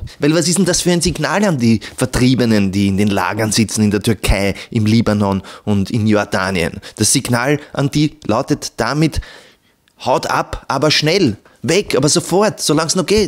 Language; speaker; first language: German; native; German